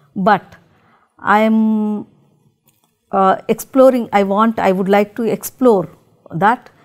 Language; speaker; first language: English; non-native, local second language; Telugu